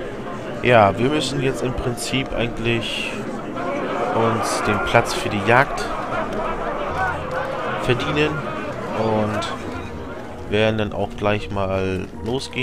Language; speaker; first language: German; native; German